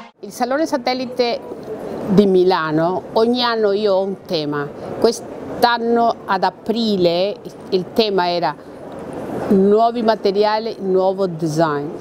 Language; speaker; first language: Italian; non-native, fluent; Spanish